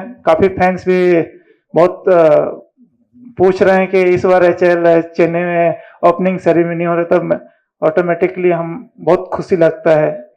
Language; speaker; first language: Hindi; non-native, local second language; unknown